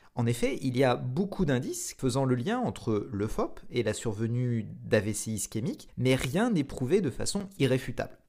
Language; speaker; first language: French; native; French